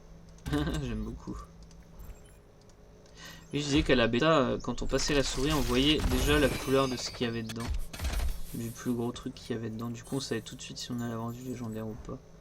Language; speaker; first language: French; native; French